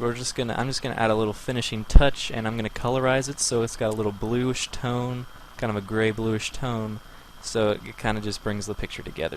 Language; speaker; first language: English; native; English